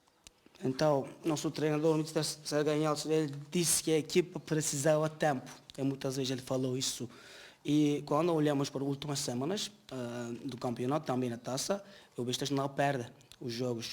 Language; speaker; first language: Portuguese; non-native, learner; Turkish